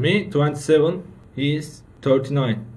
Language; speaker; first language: English; non-native, learner; Turkish